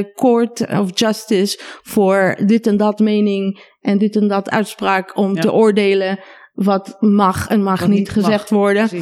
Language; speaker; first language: Dutch; non-native, fluent; Hebrew